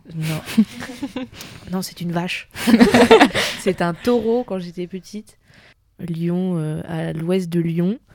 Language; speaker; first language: French; native; French